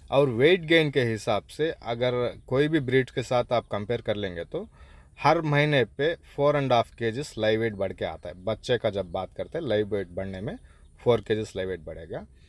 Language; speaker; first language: Hindi; non-native, local second language; Urdu